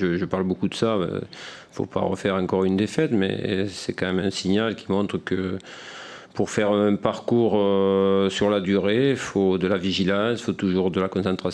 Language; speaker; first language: French; native; French